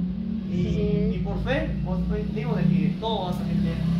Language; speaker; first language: Spanish; native; Spanish